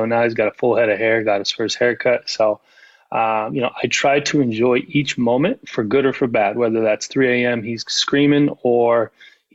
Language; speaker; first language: English; native; English